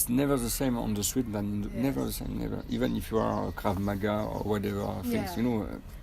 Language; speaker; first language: English; non-native, fluent; French